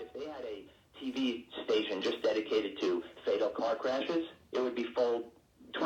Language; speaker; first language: English; native; English